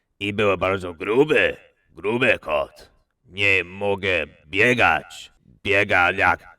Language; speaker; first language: Polish; non-native, learner; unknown